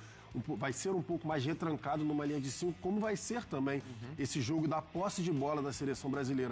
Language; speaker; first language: Portuguese; native; Portuguese